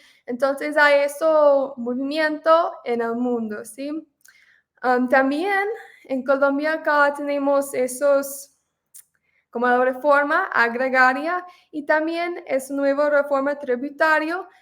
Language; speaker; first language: Spanish; non-native, fluent; English